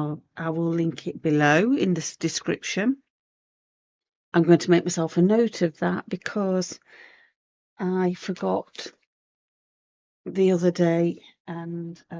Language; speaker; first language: English; native; English